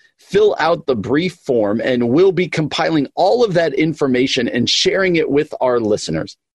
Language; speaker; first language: English; native; English